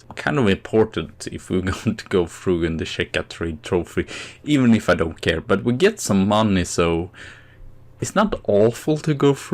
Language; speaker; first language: English; non-native, fluent; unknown